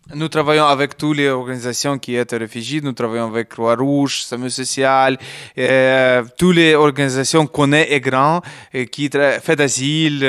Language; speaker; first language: French; non-native, learner; Ukrainian